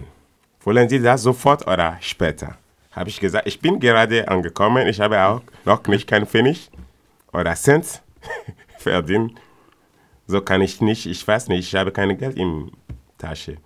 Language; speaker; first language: German; non-native, learner; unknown